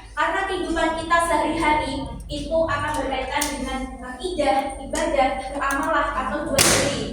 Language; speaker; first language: Indonesian; native; Indonesian